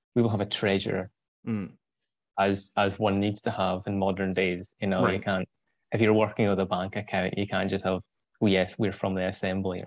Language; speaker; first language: English; native; English